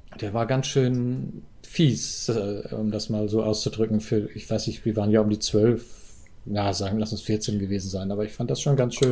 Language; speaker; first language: German; native; German